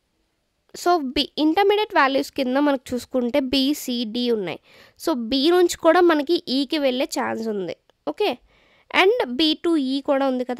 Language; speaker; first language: Telugu; native; Telugu